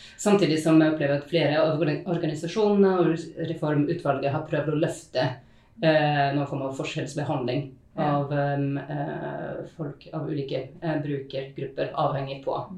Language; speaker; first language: Norwegian; non-native, fluent; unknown